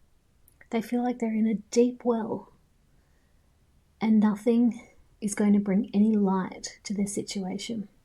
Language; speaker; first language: English; native; English